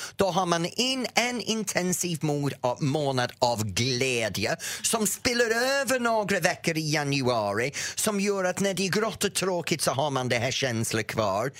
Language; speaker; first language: Swedish; non-native, fluent; English